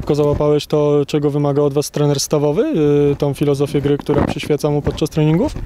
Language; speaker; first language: Polish; native; Polish